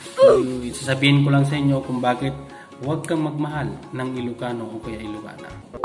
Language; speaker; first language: Filipino; non-native, local second language; Iloko